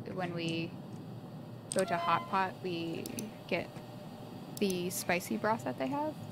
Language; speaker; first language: English; native; English